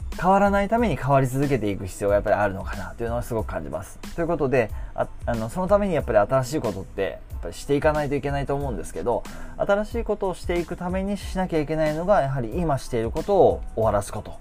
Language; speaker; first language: Japanese; native; Japanese